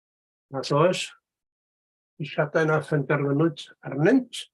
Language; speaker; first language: Welsh; native; Welsh